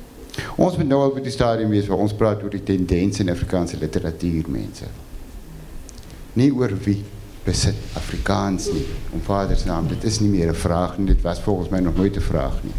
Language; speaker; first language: Afrikaans; non-native, fluent; French